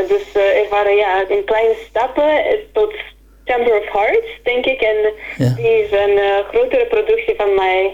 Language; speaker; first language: Dutch; non-native, fluent; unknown